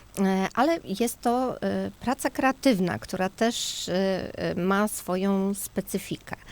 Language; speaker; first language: Polish; native; Polish